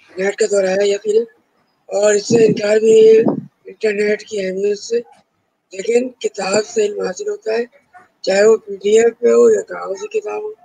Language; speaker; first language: Urdu; native; Urdu